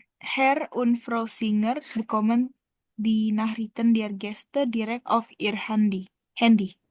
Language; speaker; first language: German; non-native, learner; Indonesian